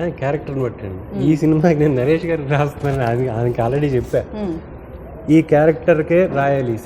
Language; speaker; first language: Telugu; native; Telugu